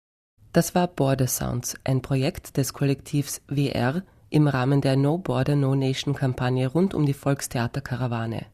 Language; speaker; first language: German; native; German